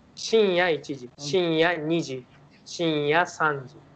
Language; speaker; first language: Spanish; non-native, learner; Japanese